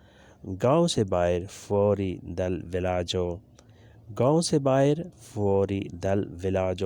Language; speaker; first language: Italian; non-native, learner; Urdu